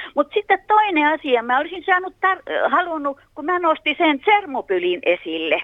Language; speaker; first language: Finnish; native; Finnish